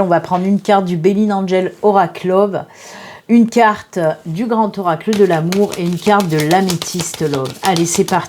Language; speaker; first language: French; native; French